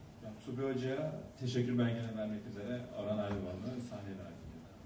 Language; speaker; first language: Turkish; native; Turkish